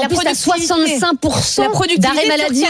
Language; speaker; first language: French; native; French